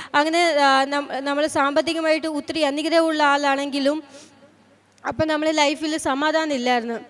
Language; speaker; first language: Malayalam; non-native, fluent; Punjabi